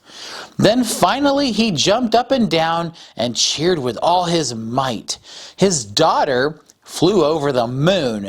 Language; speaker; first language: English; native; English